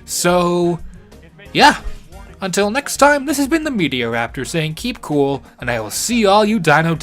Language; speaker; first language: English; native; English